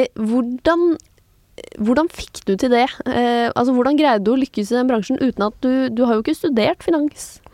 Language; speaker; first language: Norwegian; native; Norwegian